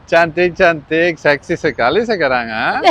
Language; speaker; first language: Indonesian; non-native, learner; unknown